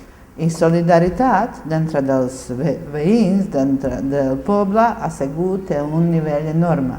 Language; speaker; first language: Catalan; non-native, fluent; Bosnian